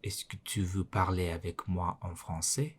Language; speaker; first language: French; non-native, learner; Mongolian